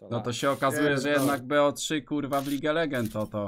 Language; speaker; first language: Polish; native; Polish